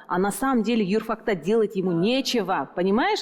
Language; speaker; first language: Russian; non-native, local second language; Kazakh